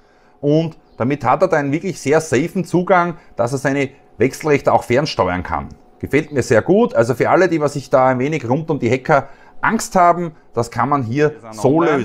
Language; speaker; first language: German; native; German